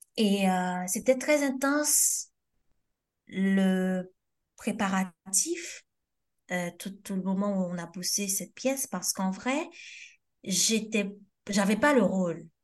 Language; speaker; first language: French; non-native, local second language; Haitian Creole